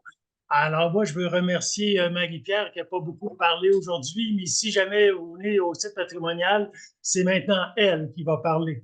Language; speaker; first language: French; native; French